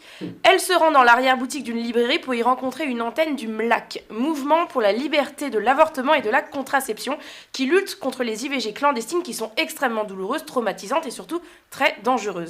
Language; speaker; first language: French; native; French